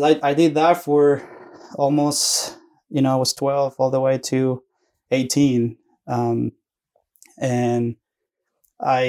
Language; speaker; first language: English; non-native, fluent; Spanish